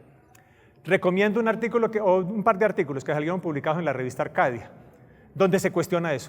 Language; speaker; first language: Spanish; native; Spanish